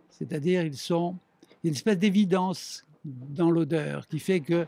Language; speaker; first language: French; native; French